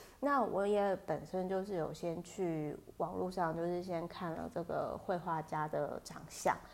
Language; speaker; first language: Chinese; native; Chinese